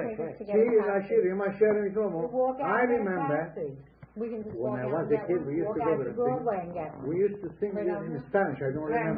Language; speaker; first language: English; non-native, fluent; Ladino